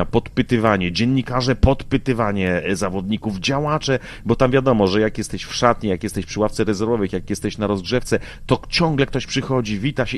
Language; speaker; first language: Polish; native; Polish